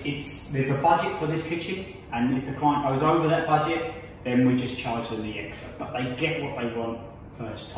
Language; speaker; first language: English; native; English